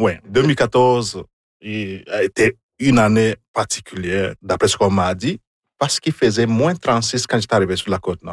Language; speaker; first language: French; non-native, fluent; Igbo